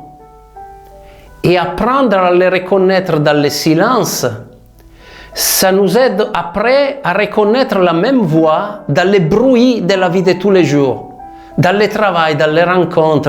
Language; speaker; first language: French; non-native, fluent; Italian